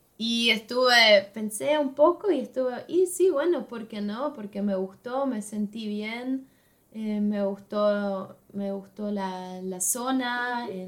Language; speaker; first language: Spanish; non-native, fluent; German